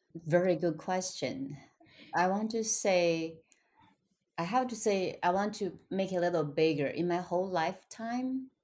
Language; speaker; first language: English; non-native, fluent; Chinese